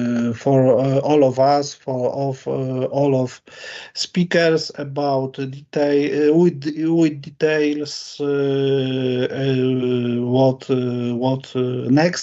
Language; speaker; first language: English; non-native, learner; Polish